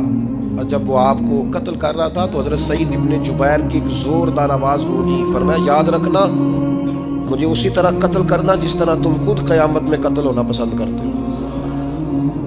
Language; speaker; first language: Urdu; non-native, local second language; Punjabi